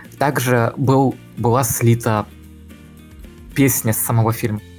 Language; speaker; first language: Russian; native; Russian